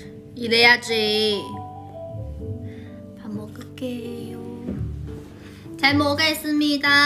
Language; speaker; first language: Korean; non-native, learner; Chinese